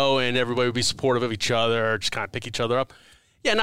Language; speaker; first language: English; native; English